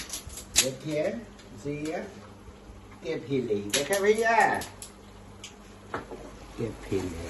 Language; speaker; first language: Dutch; non-native, local second language; Caribbean Hindustani